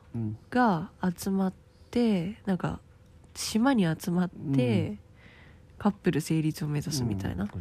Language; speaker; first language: Japanese; native; Japanese